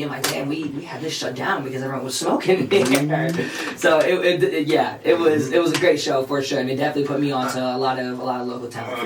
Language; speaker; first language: English; early bilingual, other home language; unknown